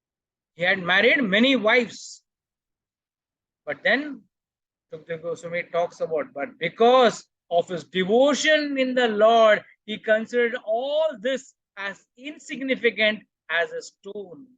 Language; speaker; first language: English; non-native, local second language; Hindi